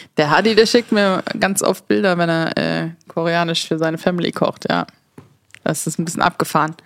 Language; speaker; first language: German; native; German